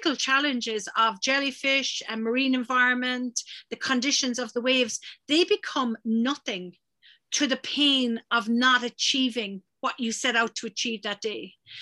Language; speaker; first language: English; native; English